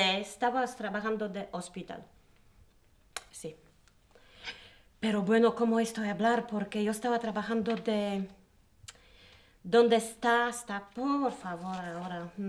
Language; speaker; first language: Spanish; non-native, learner; Polish